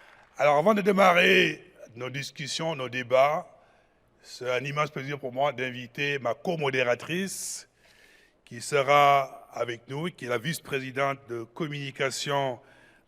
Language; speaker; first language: French; non-native, local second language; Wolof